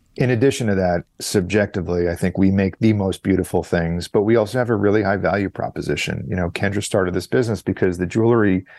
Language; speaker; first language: English; native; English